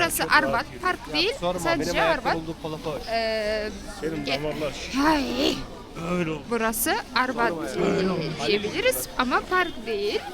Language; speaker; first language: Turkish; non-native, learner; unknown